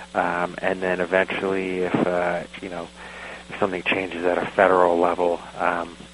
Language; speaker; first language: English; native; English